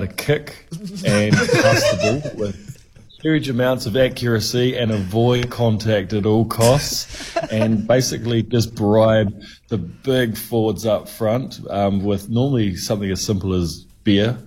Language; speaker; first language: English; native; English